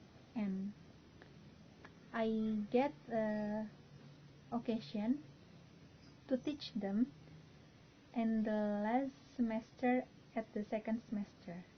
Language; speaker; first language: English; non-native, learner; Indonesian